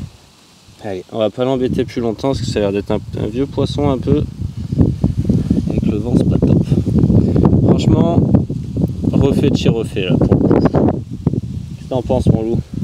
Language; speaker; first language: French; native; French